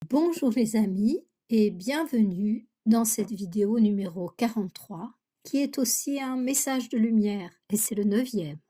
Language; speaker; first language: French; native; French